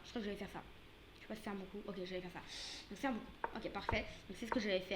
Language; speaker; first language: French; native; French